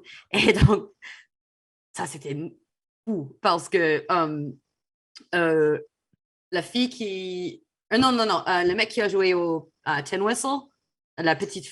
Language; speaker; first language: French; non-native, fluent; English